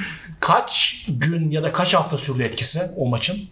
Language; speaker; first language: Turkish; native; Turkish